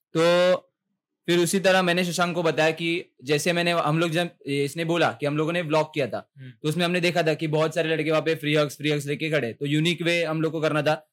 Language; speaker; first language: Hindi; non-native, local second language; Marathi